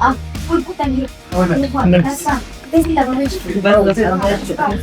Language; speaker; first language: English; non-native, fluent; Vietnamese